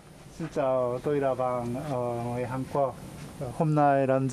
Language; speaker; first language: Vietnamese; non-native, learner; Korean